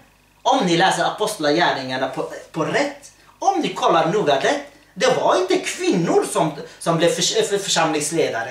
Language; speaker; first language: Swedish; early bilingual, other home language; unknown